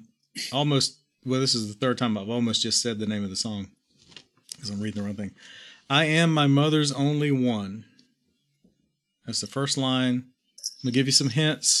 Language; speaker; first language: English; native; English